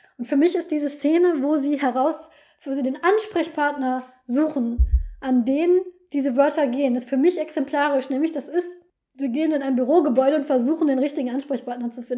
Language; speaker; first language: German; native; German